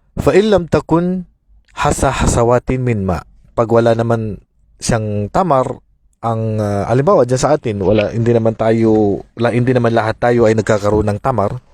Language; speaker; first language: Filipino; non-native, local second language; Maranao